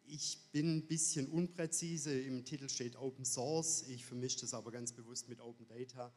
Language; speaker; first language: German; native; German